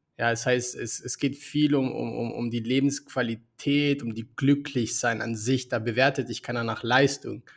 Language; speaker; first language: German; early bilingual, other home language; Spanish